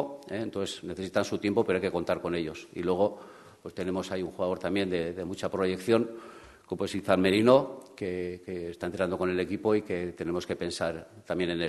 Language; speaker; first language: Spanish; native; Spanish